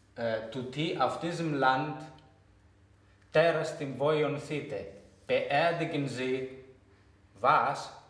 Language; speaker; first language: German; non-native, fluent; Greek